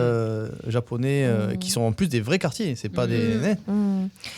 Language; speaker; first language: French; native; French